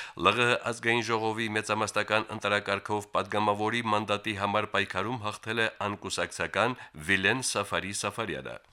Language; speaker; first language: Armenian; native; Armenian